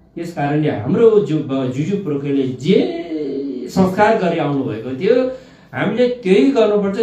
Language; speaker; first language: Nepali; non-native, local second language; Gurung